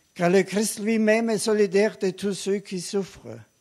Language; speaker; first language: French; non-native, fluent; German